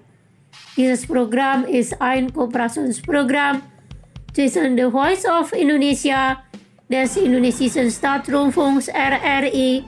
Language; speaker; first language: German; non-native, fluent; Indonesian